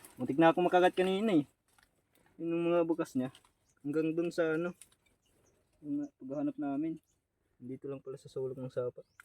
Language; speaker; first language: Filipino; non-native, local second language; Waray